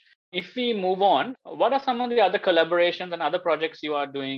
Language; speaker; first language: English; non-native, local second language; Sinhala